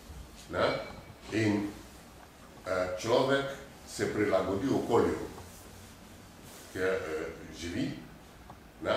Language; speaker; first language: Slovenian; non-native, fluent; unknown